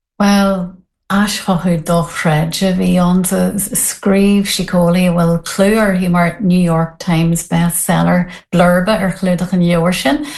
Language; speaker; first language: Irish; non-native, local second language; English